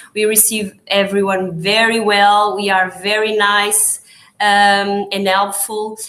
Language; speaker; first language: English; non-native, fluent; Portuguese